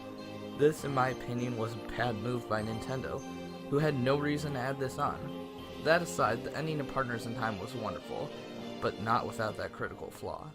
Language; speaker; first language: English; native; English